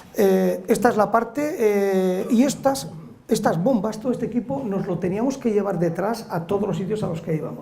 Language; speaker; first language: Spanish; native; Spanish